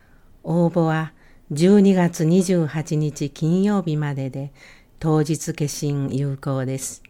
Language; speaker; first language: Japanese; native; Japanese